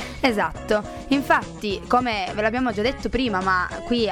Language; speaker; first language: Italian; native; Italian